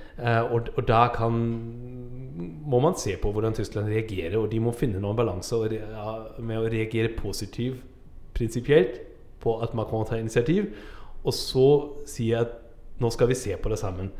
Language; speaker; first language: Norwegian; non-native, fluent; German